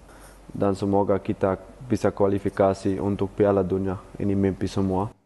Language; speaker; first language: Indonesian; non-native, fluent; Dutch